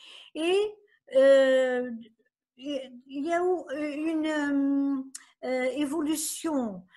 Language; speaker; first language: French; non-native, fluent; Portuguese